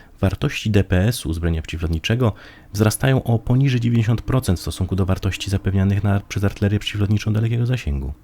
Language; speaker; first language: Polish; native; Polish